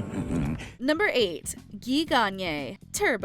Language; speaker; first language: English; native; English